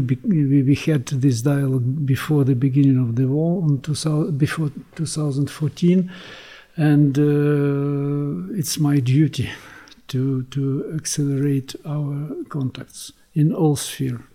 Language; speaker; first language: English; non-native, learner; Ukrainian